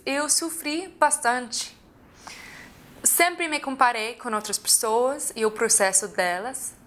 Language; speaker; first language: Portuguese; non-native, fluent; English